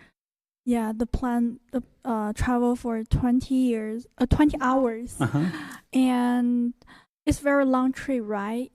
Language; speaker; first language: English; non-native, learner; Chinese